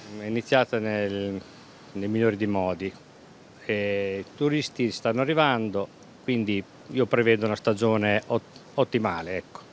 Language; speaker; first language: Italian; native; Italian